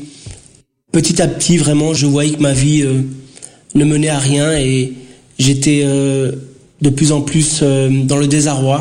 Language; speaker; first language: French; early bilingual, other home language; Portuguese